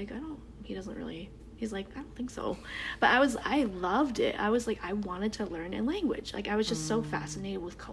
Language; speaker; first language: English; native; English